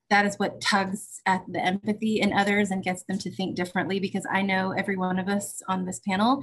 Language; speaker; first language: English; native; English